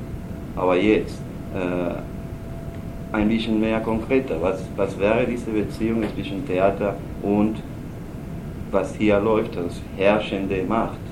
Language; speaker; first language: German; non-native, learner; Spanish